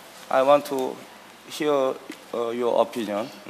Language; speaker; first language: English; non-native, learner; Korean